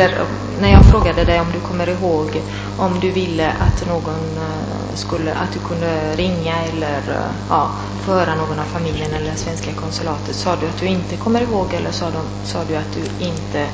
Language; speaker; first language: Swedish; non-native, fluent; Italian